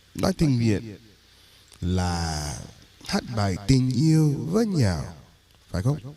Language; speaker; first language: Vietnamese; non-native, fluent; English